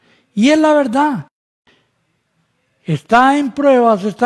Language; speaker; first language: Spanish; native; Spanish